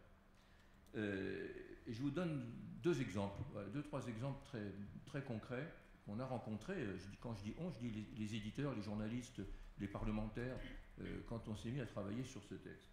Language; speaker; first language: French; native; French